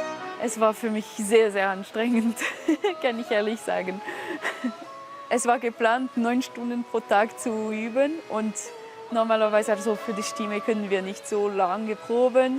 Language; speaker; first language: German; non-native, fluent; French